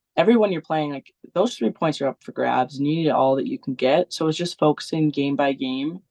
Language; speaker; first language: English; native; English